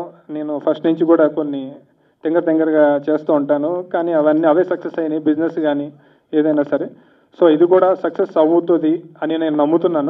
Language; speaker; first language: Telugu; native; Telugu